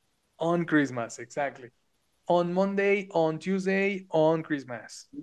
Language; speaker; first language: English; non-native, fluent; Spanish